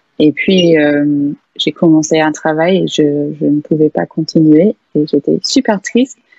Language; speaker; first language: French; non-native, fluent; English